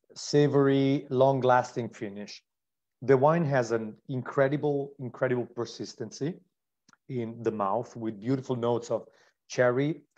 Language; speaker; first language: English; non-native, fluent; Italian